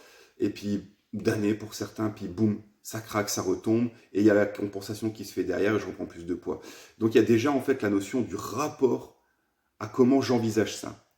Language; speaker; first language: French; native; French